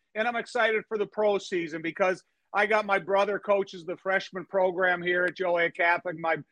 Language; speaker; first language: English; native; English